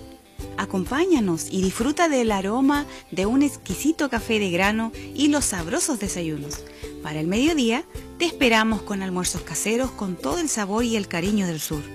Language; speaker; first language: Spanish; native; Spanish